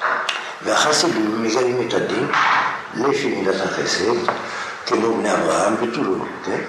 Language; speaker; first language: Hebrew; non-native, fluent; French